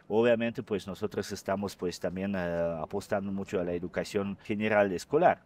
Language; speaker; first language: Spanish; non-native, fluent; Russian